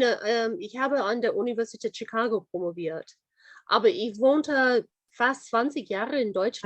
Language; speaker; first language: German; non-native, fluent; English